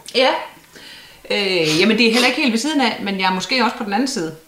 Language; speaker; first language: Danish; native; Danish